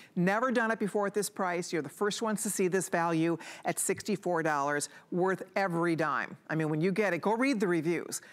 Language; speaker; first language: English; native; English